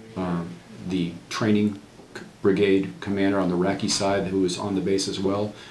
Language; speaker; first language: English; native; English